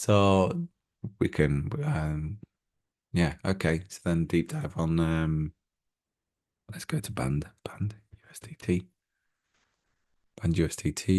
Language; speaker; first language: English; native; English